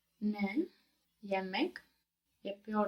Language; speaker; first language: Turkish; non-native, learner; English